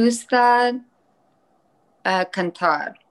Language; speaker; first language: Spanish; non-native, learner; English